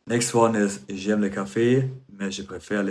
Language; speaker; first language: French; non-native, fluent; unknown